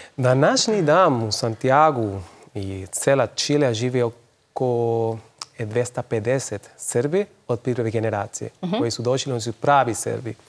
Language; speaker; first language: Serbian; non-native, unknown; Spanish